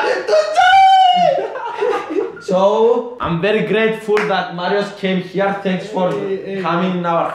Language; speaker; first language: English; non-native, learner; Greek